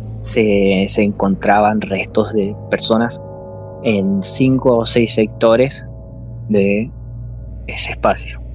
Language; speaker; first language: Spanish; native; Spanish